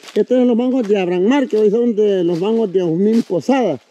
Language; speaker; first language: Spanish; native; Spanish